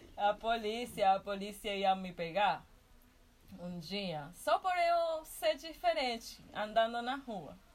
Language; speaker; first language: Portuguese; non-native, fluent; Spanish